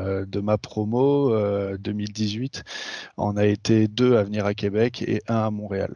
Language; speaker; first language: French; native; French